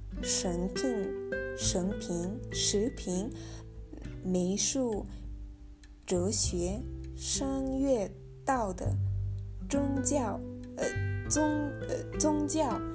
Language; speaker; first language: Chinese; non-native, learner; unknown